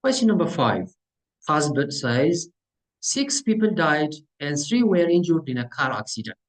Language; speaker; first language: English; non-native, local second language; Amharic